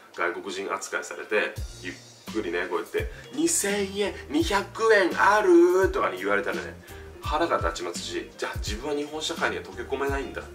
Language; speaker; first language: Japanese; native; Japanese